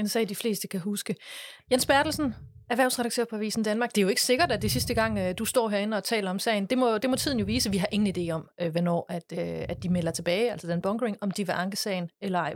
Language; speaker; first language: Danish; native; Danish